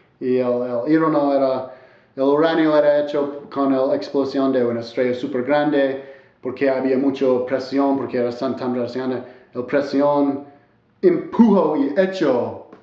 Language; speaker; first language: Spanish; non-native, learner; English